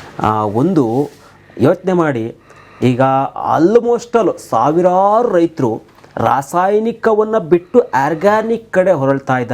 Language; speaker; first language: Kannada; native; Kannada